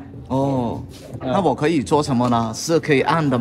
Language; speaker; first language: Chinese; non-native, local second language; Cantonese